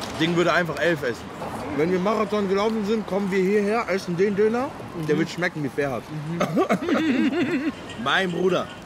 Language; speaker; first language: German; native; German